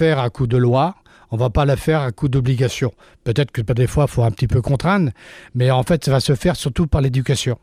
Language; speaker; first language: French; native; French